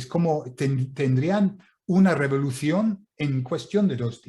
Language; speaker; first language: Spanish; non-native, fluent; English